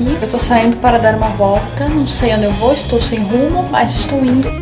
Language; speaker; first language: Portuguese; native; Portuguese